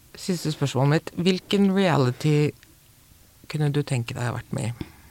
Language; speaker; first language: Norwegian; native; Norwegian